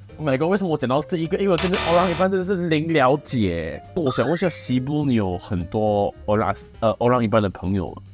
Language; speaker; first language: Chinese; native; Chinese